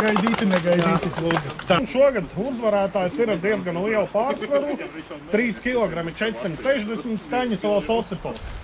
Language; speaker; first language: Latvian; native; Latvian